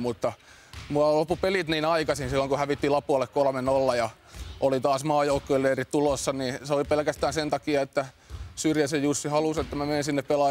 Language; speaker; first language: Finnish; native; Finnish